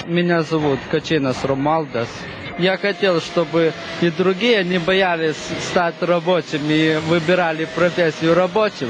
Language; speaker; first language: Russian; non-native, local second language; Lithuanian